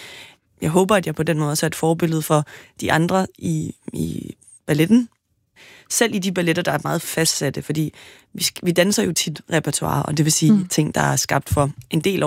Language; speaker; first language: Danish; native; Danish